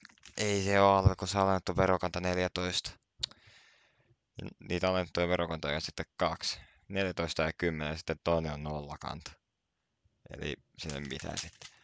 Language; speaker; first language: Finnish; native; Finnish